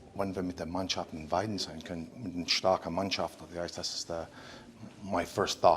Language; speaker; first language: German; non-native, learner; English